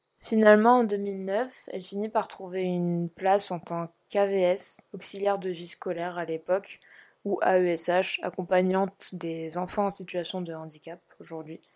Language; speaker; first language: French; native; French